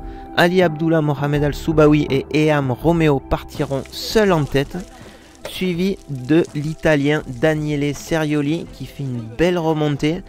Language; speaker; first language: French; native; French